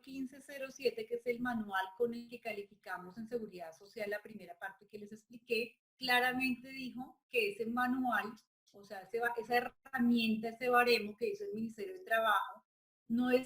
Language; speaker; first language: Spanish; native; Spanish